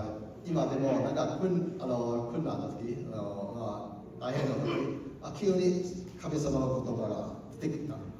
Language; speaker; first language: Japanese; non-native, learner; Cantonese